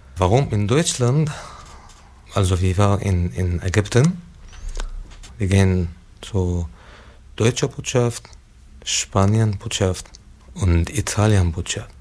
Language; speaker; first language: German; non-native, learner; Arabic